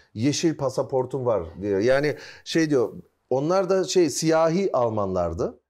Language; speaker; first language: Turkish; early bilingual, heritage; Turkish